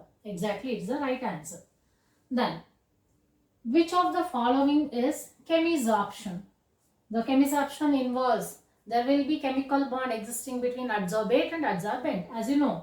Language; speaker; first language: English; non-native, local second language; Kannada